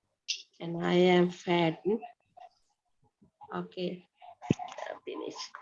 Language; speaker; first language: English; non-native, learner; Sinhala